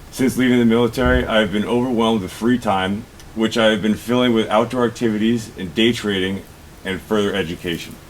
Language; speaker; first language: English; native; English